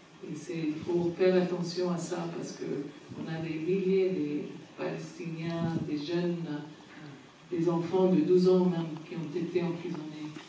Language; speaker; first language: French; non-native, fluent; Arabic